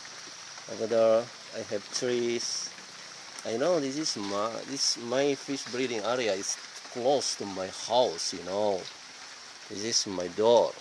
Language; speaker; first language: English; non-native, learner; Indonesian